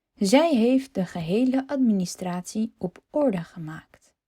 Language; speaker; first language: Dutch; non-native, fluent; Polish